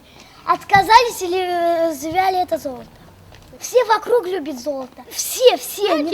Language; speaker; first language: Russian; non-native, local second language; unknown